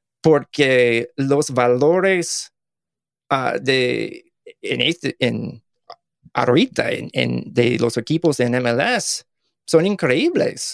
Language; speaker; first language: Spanish; non-native, learner; English